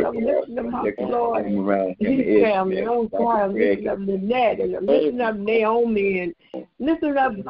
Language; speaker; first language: English; native; English